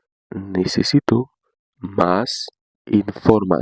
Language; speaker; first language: Spanish; non-native, learner; Haitian Creole